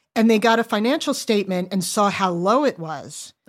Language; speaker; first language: English; native; English